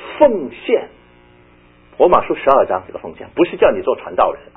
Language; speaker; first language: Chinese; native; Chinese